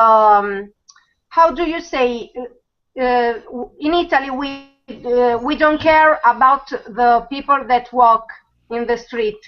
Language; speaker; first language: English; non-native, learner; Italian